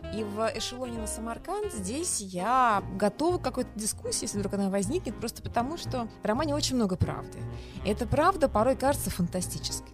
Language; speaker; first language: Russian; non-native, local second language; Tatar